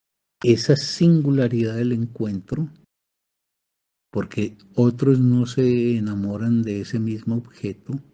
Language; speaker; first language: Spanish; native; Spanish